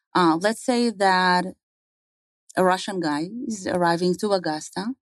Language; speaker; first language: English; non-native, fluent; Hebrew